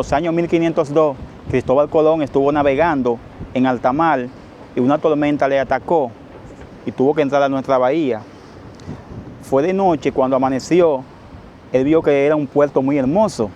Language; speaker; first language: Spanish; native; Spanish